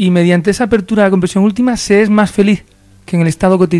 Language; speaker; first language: Spanish; native; Spanish